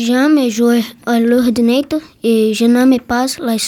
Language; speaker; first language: French; non-native, learner; Portuguese